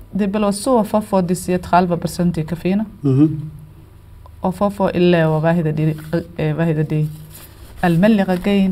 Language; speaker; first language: Danish; non-native, learner; Somali